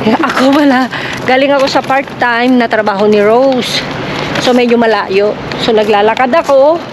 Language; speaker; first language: Filipino; native; Filipino